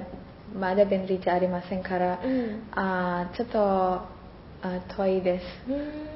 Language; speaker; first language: Japanese; non-native, learner; Indonesian